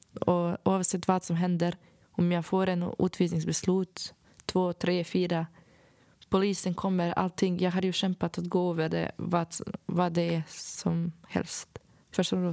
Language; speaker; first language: Swedish; non-native, fluent; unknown